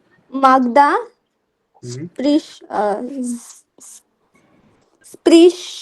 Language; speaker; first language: German; non-native, learner; Hindi